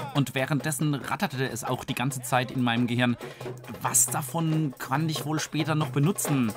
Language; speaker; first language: German; native; German